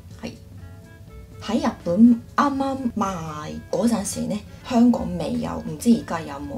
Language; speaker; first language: Cantonese; non-native, fluent; Japanese